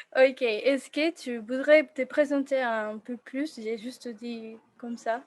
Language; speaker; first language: French; non-native, fluent; Spanish